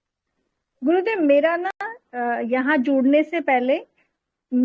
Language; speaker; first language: Hindi; native; Hindi